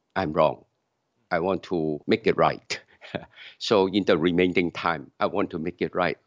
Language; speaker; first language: English; non-native, local second language; Cantonese